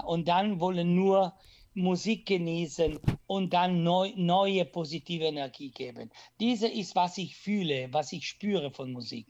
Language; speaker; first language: German; non-native, fluent; Italian